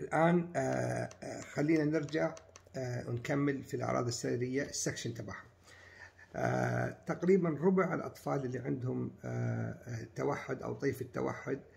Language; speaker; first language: Arabic; native; Arabic